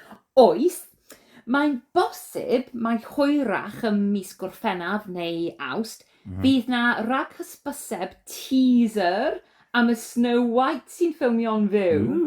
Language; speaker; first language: Welsh; non-native, learner; English